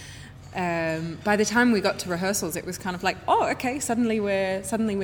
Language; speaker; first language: English; native; English